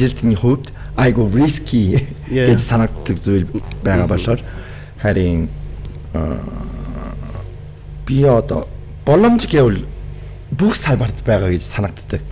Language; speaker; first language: Mongolian; non-native, fluent; Korean